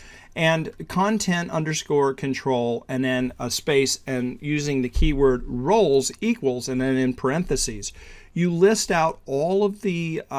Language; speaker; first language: English; native; English